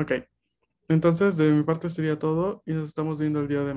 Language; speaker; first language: Spanish; native; Spanish